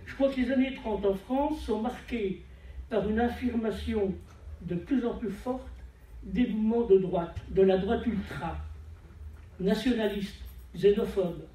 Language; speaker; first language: French; native; French